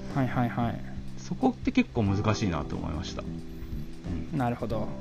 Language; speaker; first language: Japanese; native; Japanese